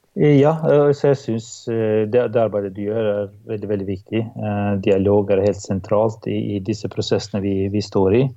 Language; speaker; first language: Norwegian; non-native, fluent; Albanian